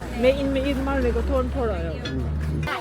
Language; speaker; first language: Korean; non-native, learner; Lao